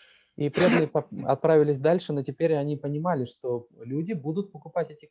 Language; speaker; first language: Russian; native; Russian